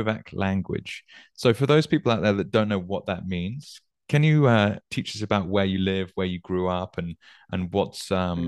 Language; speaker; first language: English; native; English